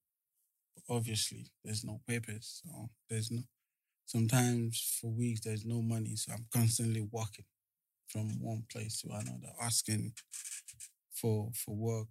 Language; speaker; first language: English; non-native, local second language; Yoruba